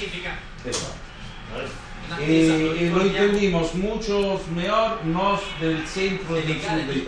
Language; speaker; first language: Spanish; non-native, learner; Italian